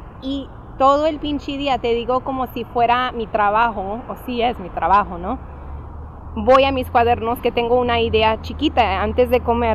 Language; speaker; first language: Spanish; early bilingual, heritage; English